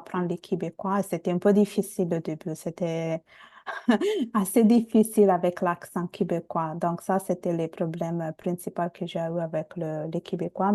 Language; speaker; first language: French; non-native, fluent; Bangla